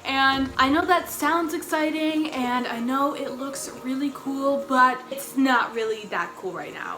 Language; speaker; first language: English; native; English